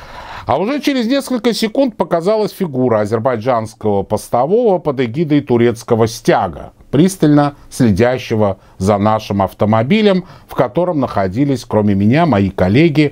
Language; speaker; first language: Russian; native; Russian